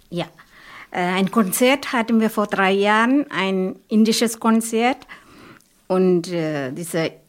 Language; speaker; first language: German; non-native, fluent; Malayalam